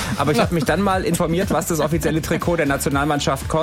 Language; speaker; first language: German; native; German